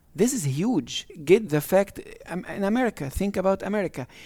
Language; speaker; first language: English; non-native, fluent; Arabic